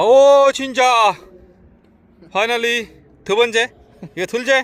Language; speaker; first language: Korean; non-native, learner; Nepali